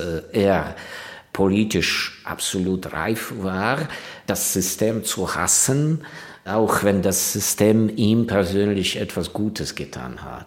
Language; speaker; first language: German; non-native, fluent; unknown